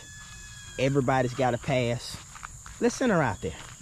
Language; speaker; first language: English; native; English